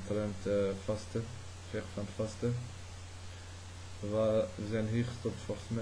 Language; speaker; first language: Dutch; early bilingual, other home language; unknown